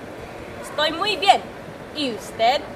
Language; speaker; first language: Spanish; non-native, learner; English